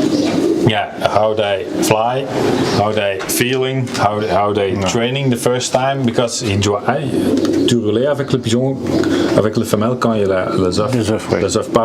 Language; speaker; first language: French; non-native, learner; Dutch